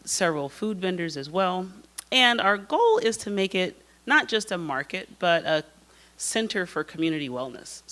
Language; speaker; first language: English; native; English